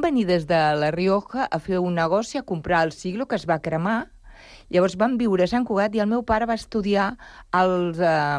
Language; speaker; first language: Catalan; early bilingual, other home language; Spanish